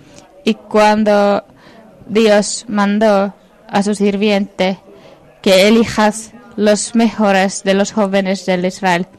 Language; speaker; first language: Spanish; non-native, fluent; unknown